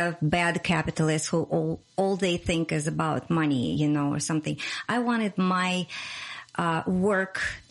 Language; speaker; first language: English; non-native, fluent; Russian